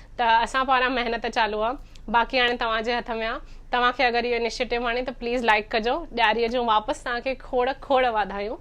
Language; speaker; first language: Sindhi; early bilingual, heritage; Sindhi